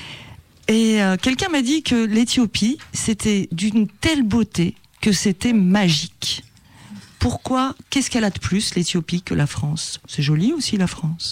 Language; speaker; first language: French; native; French